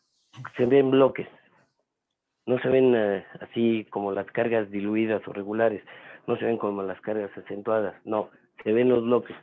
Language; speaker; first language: Spanish; native; Spanish